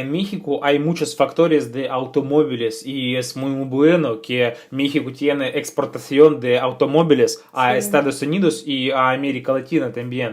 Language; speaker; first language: Spanish; non-native, fluent; Russian